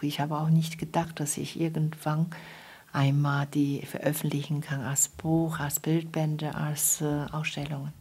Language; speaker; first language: German; non-native, fluent; Chinese